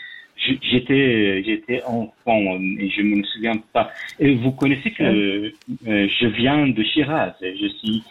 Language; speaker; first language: French; non-native, fluent; Persian